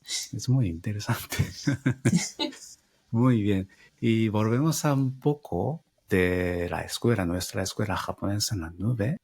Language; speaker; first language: Spanish; non-native, fluent; Japanese